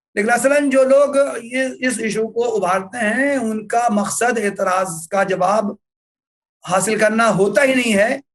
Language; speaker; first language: Urdu; native; Urdu